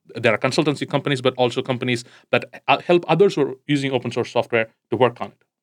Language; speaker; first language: English; non-native, local second language; Tamil